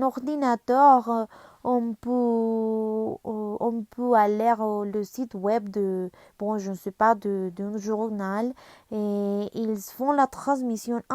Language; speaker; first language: French; non-native, learner; Spanish